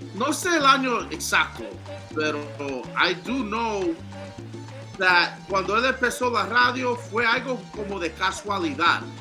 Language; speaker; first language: Spanish; early bilingual, heritage; Spanish